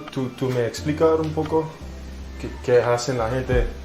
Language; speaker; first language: Spanish; non-native, learner; English